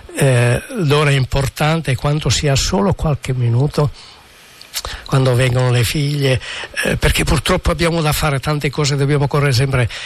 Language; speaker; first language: Italian; native; Italian